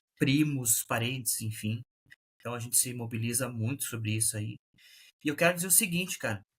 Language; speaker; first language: Portuguese; native; Portuguese